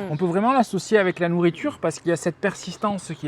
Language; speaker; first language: French; native; French